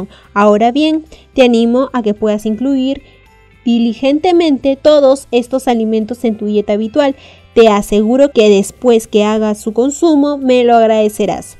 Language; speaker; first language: Spanish; native; Spanish